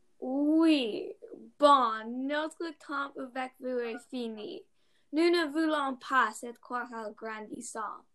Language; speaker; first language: French; non-native, learner; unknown